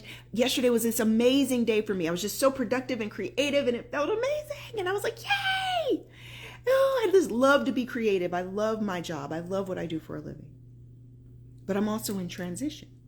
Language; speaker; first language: English; native; English